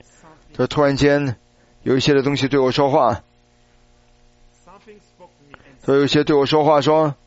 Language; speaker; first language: Chinese; native; Chinese